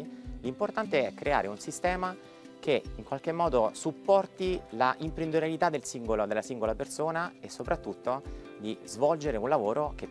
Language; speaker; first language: Italian; native; Italian